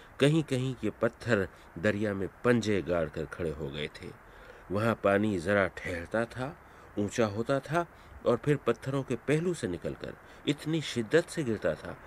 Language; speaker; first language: Urdu; native; Urdu